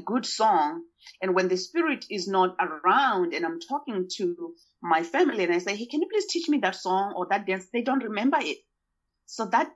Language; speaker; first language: English; non-native, local second language; Shona